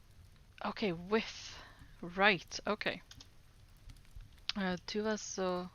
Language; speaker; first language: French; non-native, learner; English